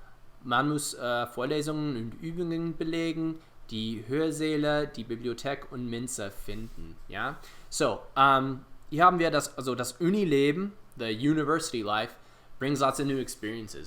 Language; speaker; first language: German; non-native, fluent; English